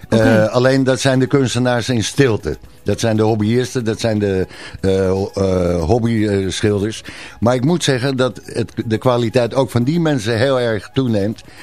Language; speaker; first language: Dutch; native; Dutch